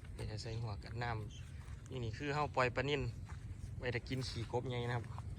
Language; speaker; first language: Thai; non-native, local second language; Northeastern Thai